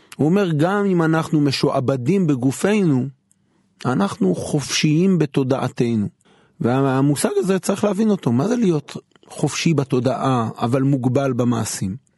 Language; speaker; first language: Hebrew; native; Hebrew